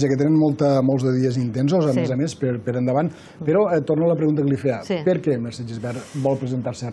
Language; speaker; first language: Catalan; native; Catalan